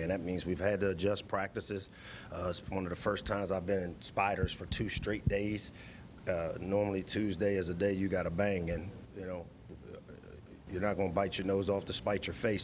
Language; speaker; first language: English; native; English